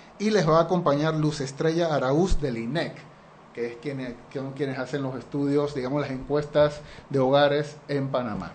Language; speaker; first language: Spanish; native; Spanish